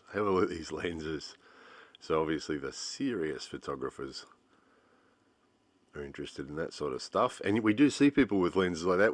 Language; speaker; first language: English; native; English